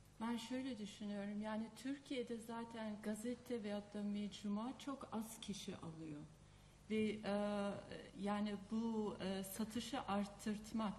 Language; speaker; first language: Turkish; non-native, fluent; Japanese